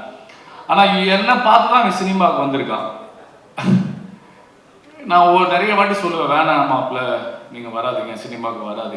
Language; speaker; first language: Tamil; native; Tamil